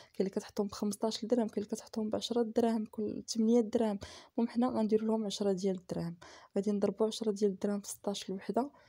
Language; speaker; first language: Arabic; native; Arabic